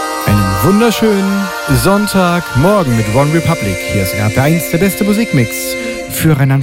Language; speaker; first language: German; native; German